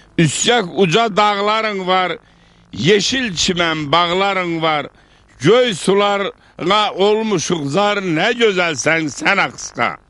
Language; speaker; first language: Turkish; early bilingual, heritage; Turkish